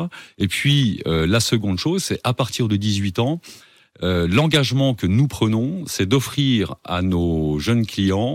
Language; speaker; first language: French; native; French